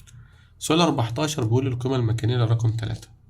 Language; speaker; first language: Arabic; native; Arabic